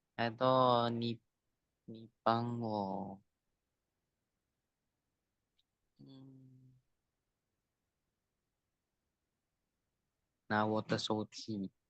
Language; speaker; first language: Chinese; non-native, learner; Indonesian